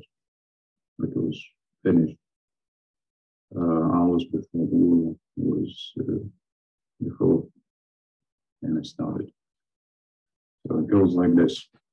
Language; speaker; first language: English; non-native, fluent; Ukrainian